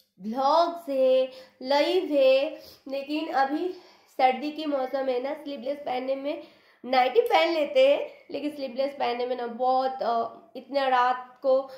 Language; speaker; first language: Hindi; non-native, local second language; Bangla